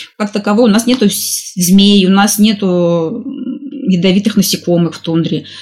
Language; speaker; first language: Russian; native; Russian